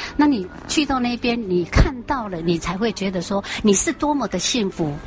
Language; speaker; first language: Chinese; native; Chinese